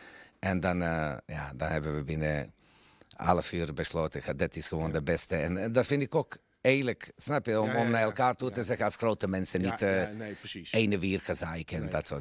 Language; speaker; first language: Dutch; non-native, fluent; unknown